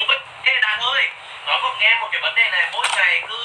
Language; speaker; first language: Vietnamese; native; Vietnamese